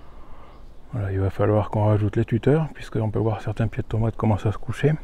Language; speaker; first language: French; native; French